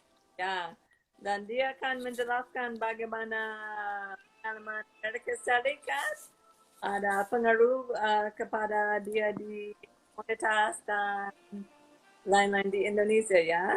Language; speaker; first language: Indonesian; non-native, learner; English